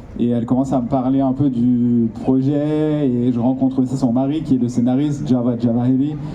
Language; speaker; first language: French; native; French